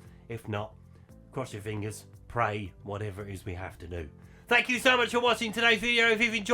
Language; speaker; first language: English; native; English